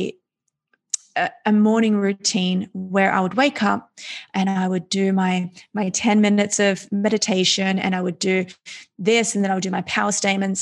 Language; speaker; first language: English; native; English